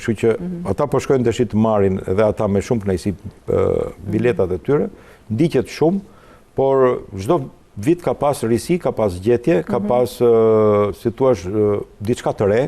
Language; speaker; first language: Albanian; native; Albanian